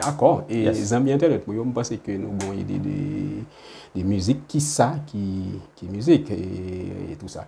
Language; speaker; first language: French; non-native, local second language; Haitian Creole